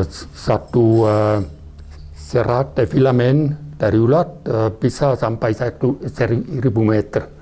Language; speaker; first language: Indonesian; non-native, learner; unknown